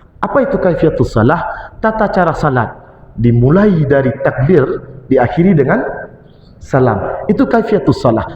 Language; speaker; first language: Malay; non-native, local second language; Achinese